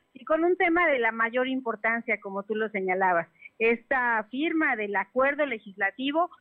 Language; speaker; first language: Spanish; native; Spanish